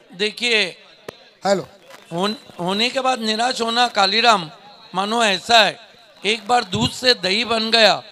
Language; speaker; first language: Hindi; non-native, local second language; Marathi